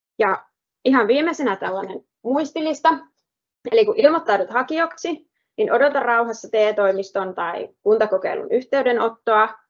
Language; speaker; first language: Finnish; native; Finnish